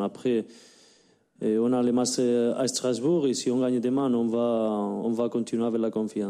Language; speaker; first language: French; non-native, learner; Spanish